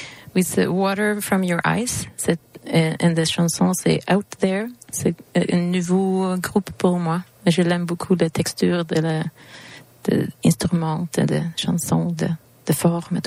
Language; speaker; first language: French; non-native, learner; Swedish